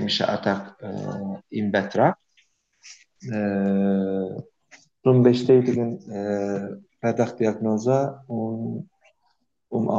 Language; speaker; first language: German; non-native, learner; Turkish